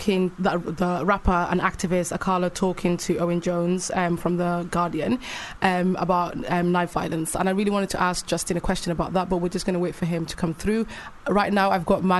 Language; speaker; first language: English; native; English